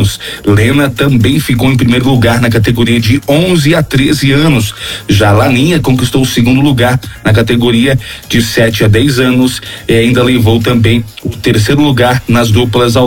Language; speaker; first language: Portuguese; native; Portuguese